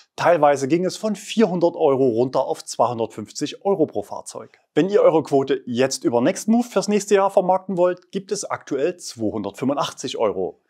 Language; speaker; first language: German; native; German